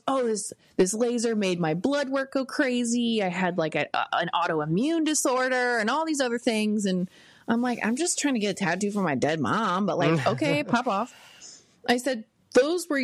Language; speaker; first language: English; native; English